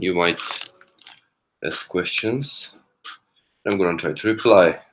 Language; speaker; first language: English; non-native, fluent; Korean